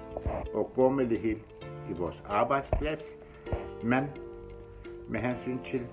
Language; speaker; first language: Danish; non-native, fluent; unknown